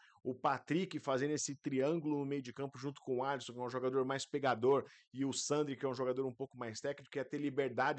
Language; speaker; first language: Portuguese; native; Portuguese